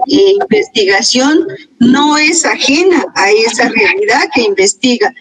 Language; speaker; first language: Spanish; native; Spanish